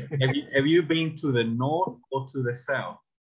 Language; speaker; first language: English; non-native, learner; Spanish